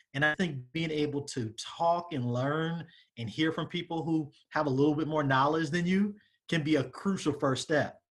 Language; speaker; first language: English; native; English